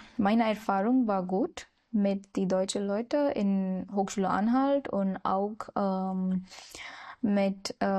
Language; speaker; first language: German; non-native, learner; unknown